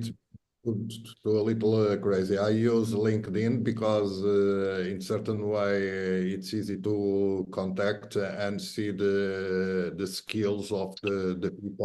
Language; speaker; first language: English; non-native, fluent; Portuguese